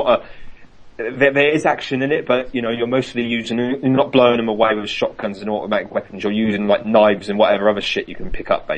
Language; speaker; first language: English; native; English